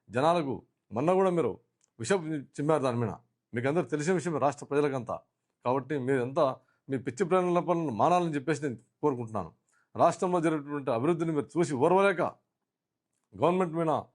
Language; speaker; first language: Telugu; native; Telugu